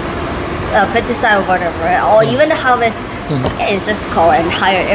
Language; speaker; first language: English; non-native, learner; Thai